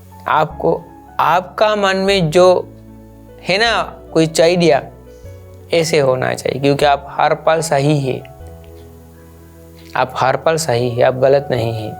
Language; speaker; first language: Hindi; non-native, local second language; Sinhala